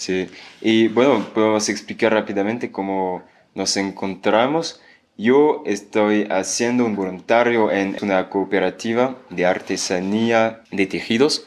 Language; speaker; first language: Spanish; non-native, fluent; French